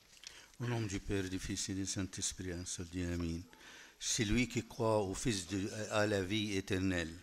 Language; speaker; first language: French; non-native, fluent; Arabic